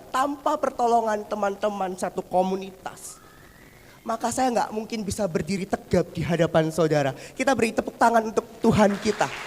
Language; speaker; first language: Indonesian; native; Indonesian